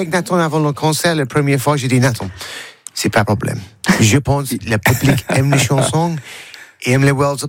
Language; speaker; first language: French; non-native, learner; English